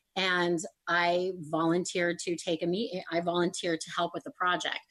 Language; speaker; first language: English; native; English